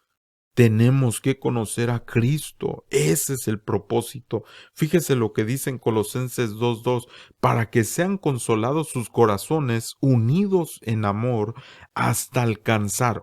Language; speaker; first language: Spanish; native; Spanish